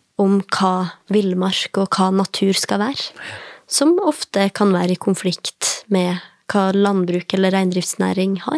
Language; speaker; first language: Norwegian; native; Norwegian